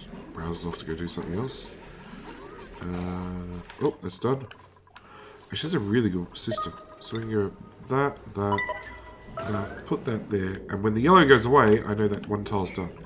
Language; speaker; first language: English; native; English